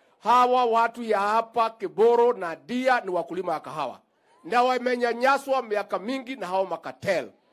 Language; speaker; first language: Swahili; non-native, local second language; Kikuyu